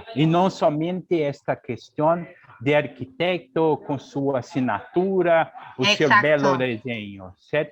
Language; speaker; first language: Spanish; non-native, learner; Portuguese